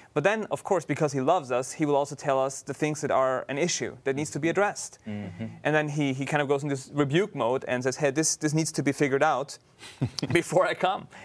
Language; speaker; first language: English; non-native, fluent; German